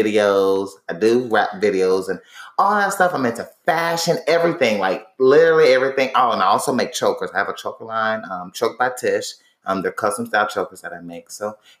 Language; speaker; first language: English; native; English